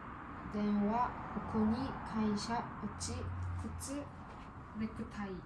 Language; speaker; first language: Japanese; non-native, learner; Korean